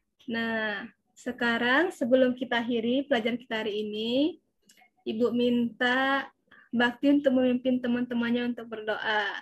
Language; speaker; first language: Indonesian; native; Indonesian